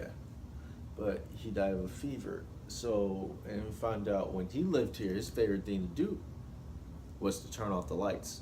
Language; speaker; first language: English; native; English